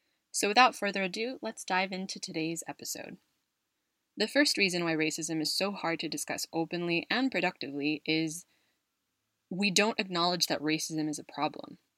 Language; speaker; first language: English; native; English